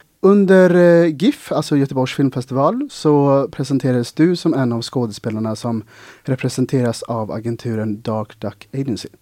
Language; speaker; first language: Swedish; native; Swedish